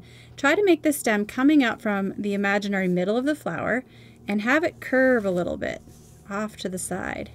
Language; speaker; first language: English; native; English